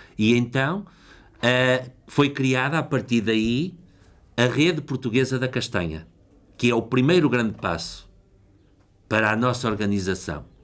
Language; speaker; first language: Portuguese; native; Portuguese